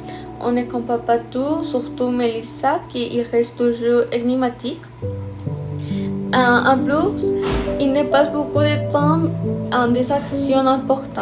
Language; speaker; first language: French; non-native, fluent; Spanish